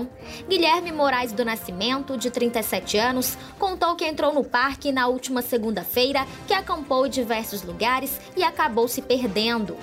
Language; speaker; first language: Portuguese; native; Portuguese